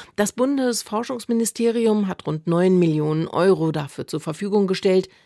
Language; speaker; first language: German; native; German